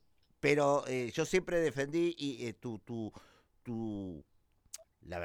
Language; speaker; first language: Spanish; native; Spanish